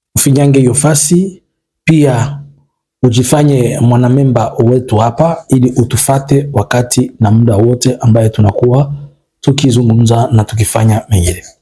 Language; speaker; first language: Swahili; native; Swahili